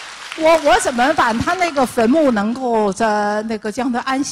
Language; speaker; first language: Chinese; native; Chinese